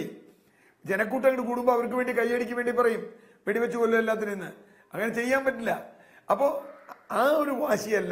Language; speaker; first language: Malayalam; native; Malayalam